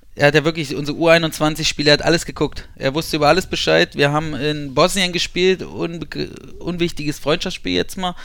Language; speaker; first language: German; native; German